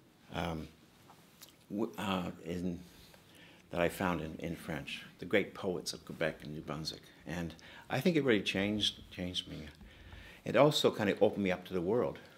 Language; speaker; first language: English; native; English